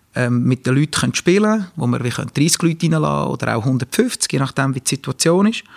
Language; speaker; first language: German; native; German